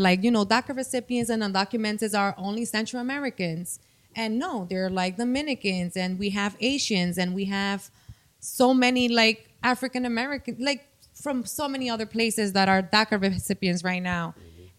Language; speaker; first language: English; non-native, fluent; Spanish